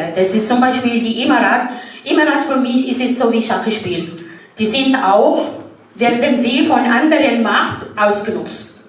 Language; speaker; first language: German; non-native, fluent; Arabic